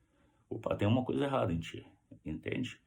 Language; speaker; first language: Portuguese; native; Portuguese